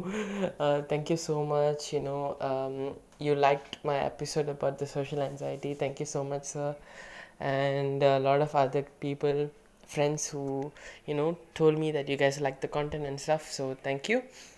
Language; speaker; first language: English; non-native, local second language; Tamil